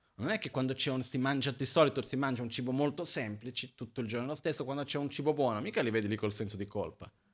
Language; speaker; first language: Italian; non-native, fluent; Portuguese